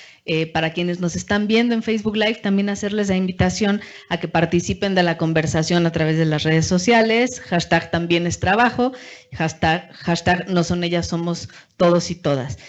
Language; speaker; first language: Spanish; native; Spanish